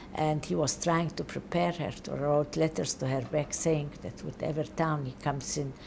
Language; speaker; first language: English; non-native, fluent; Polish